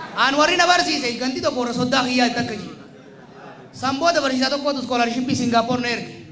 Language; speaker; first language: Oromo; native; Oromo